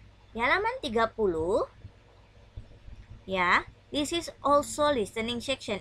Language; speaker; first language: English; non-native, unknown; Indonesian